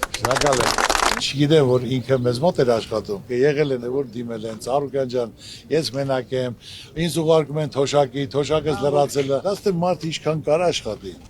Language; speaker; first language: Armenian; native; Armenian